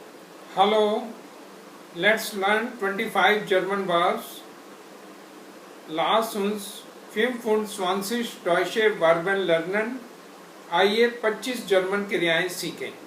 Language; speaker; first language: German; non-native, fluent; Hindi